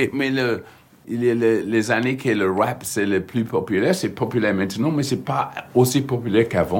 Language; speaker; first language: French; non-native, learner; English